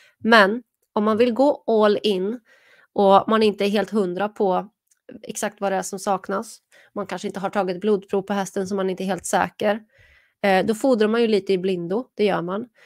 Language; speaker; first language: Swedish; native; Swedish